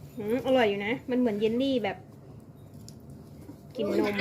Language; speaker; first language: Thai; native; Thai